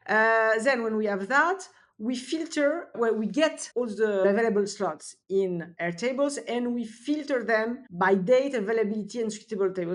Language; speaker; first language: English; non-native, fluent; French